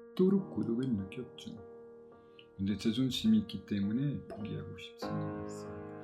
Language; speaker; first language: Korean; non-native, fluent; French